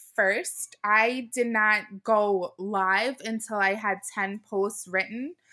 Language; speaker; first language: English; native; English